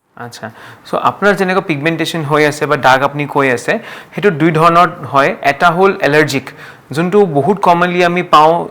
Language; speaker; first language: Assamese; non-native, local second language; Marwari